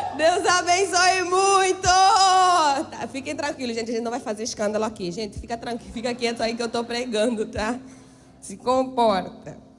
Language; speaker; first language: Portuguese; native; Portuguese